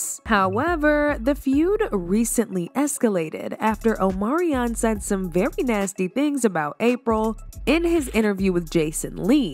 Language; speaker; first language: English; native; English